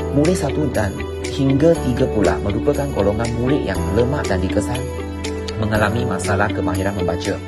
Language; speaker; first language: Malay; non-native, local second language; Chinese